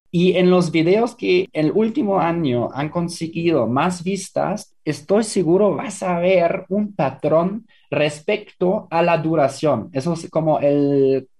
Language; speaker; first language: Spanish; non-native, fluent; German